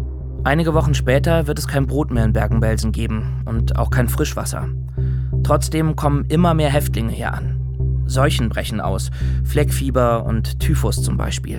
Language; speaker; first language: German; native; German